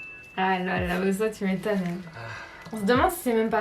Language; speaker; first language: French; native; French